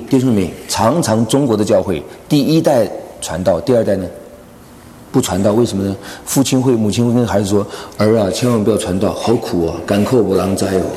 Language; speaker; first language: Chinese; non-native, local second language; Cantonese